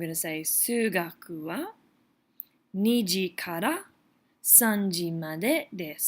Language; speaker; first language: Japanese; non-native, fluent; English